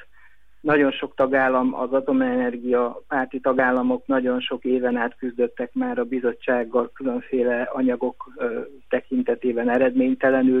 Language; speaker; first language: Hungarian; native; Hungarian